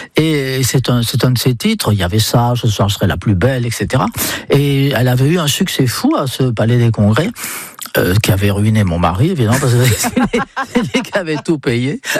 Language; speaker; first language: French; non-native, fluent; English